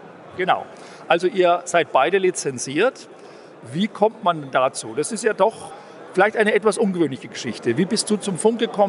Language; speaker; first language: German; native; German